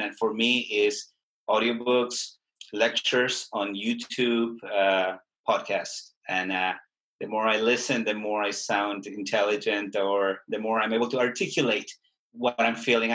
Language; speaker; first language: English; non-native, fluent; Spanish